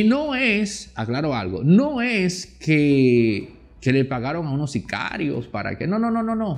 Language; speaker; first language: Spanish; native; Spanish